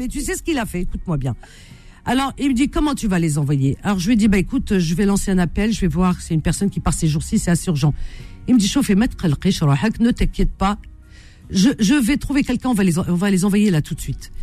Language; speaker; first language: French; native; French